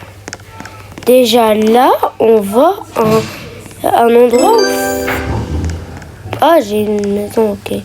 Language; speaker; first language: French; native; French